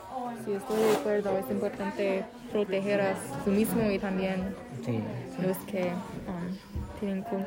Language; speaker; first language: Spanish; non-native, learner; English